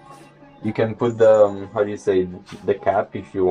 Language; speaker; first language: English; non-native, fluent; Italian